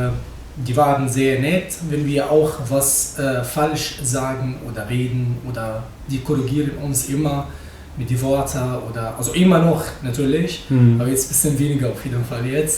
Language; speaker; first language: German; non-native, fluent; Arabic